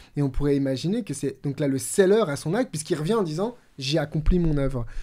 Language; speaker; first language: French; native; French